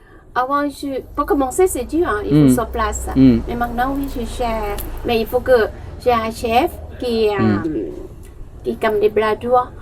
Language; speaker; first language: French; non-native, learner; Thai